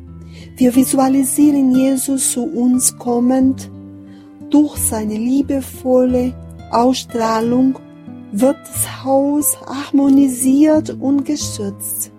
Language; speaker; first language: German; non-native, fluent; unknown